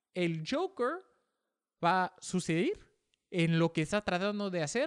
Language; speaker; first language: Spanish; non-native, learner; English